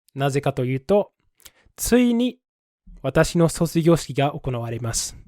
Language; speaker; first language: Japanese; non-native, fluent; English